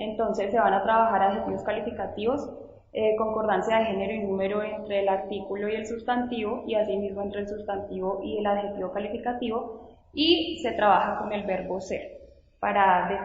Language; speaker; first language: Spanish; native; Spanish